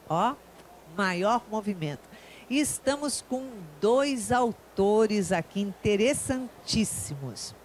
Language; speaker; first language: Portuguese; native; Portuguese